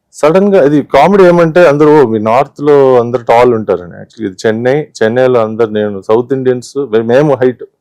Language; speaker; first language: Telugu; native; Telugu